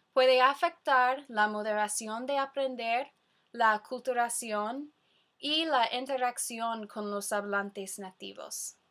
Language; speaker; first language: Spanish; non-native, fluent; English